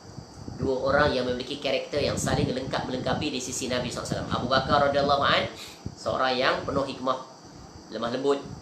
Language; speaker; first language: Malay; native; Malay